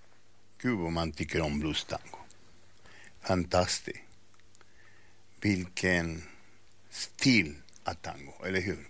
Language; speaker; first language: Swedish; non-native, fluent; Spanish